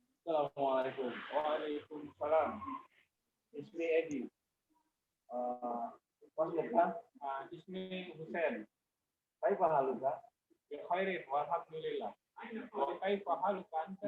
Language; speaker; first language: Arabic; non-native, learner; Indonesian